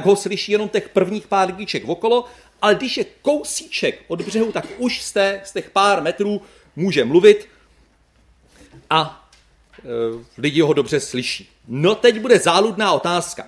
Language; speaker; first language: Czech; native; Czech